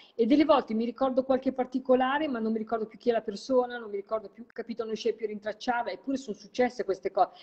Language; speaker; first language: Italian; native; Italian